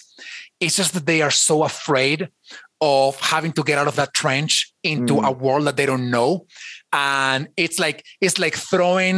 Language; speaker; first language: English; non-native, fluent; Spanish